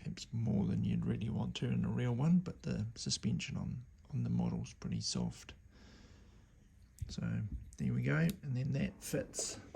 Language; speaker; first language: English; native; English